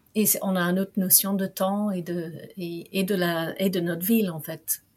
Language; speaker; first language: French; non-native, fluent; English